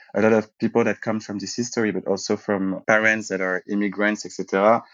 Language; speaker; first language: English; early bilingual, other home language; French